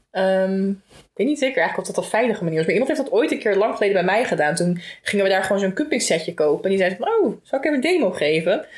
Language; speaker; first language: Dutch; native; Dutch